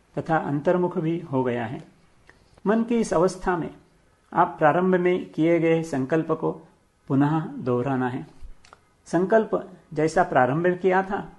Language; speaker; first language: Hindi; non-native, local second language; Marathi